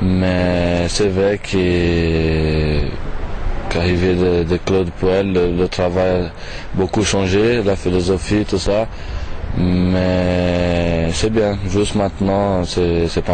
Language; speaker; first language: French; non-native, fluent; Portuguese